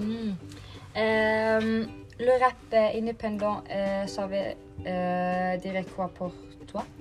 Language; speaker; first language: French; non-native, learner; Norwegian